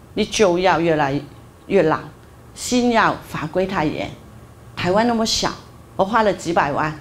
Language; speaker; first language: Chinese; non-native, fluent; Cantonese